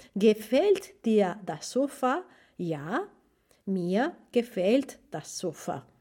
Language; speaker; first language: German; non-native, fluent; Spanish